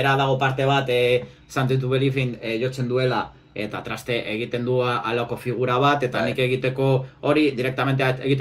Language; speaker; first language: Basque; non-native, local second language; Spanish